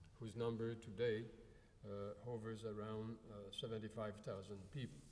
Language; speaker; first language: English; non-native, local second language; French